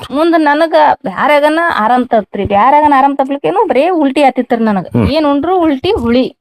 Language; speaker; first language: Kannada; native; Kannada